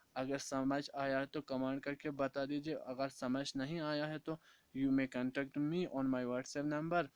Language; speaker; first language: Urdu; non-native, local second language; Kashmiri